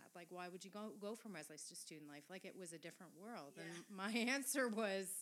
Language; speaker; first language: English; non-native, fluent; French